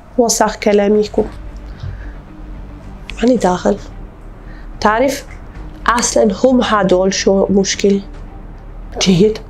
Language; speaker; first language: Arabic; non-native, learner; German